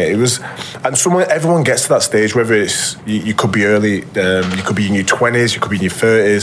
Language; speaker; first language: English; native; English